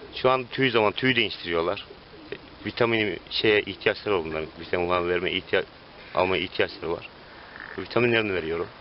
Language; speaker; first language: Turkish; native; Turkish